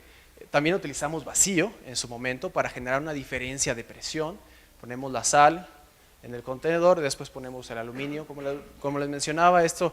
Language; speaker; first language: Spanish; native; Spanish